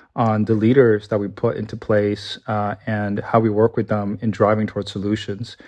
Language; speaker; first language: English; early bilingual, other home language; Chinese